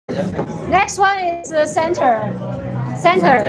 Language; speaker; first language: English; non-native, fluent; Chinese